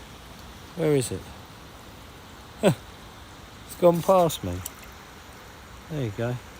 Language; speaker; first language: English; native; English